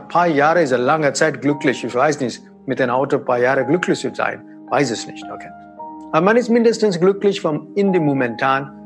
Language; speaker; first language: German; non-native, fluent; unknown